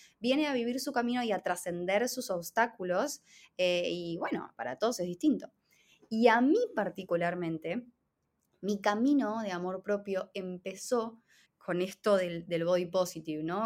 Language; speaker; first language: Spanish; native; Spanish